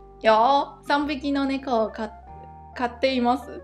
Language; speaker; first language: Japanese; non-native, fluent; Chinese